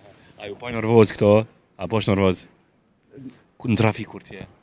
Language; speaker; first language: Albanian; native; Albanian